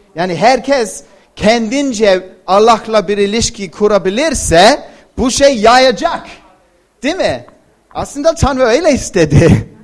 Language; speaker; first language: Turkish; non-native, fluent; English